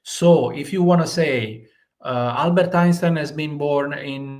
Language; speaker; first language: English; non-native, fluent; Italian